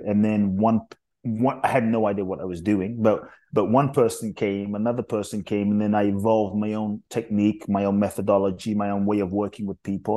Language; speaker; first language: English; native; English